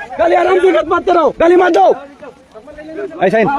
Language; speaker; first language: Hindi; non-native, learner; Bangla